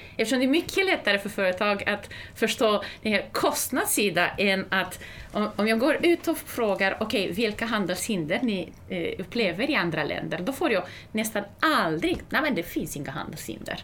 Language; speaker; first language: Swedish; non-native, fluent; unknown